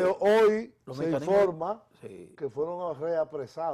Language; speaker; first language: Spanish; native; Spanish